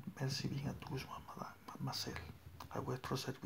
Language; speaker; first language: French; non-native, learner; Spanish